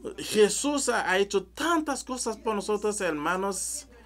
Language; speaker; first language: Spanish; non-native, learner; French